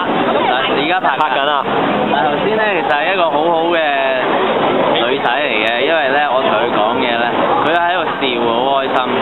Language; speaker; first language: Cantonese; native; Cantonese